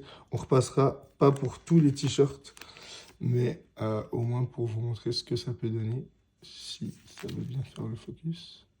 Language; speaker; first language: French; native; French